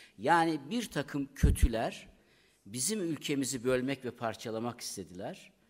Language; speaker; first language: Turkish; native; Turkish